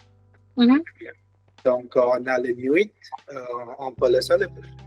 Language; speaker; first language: French; non-native, learner; Hindi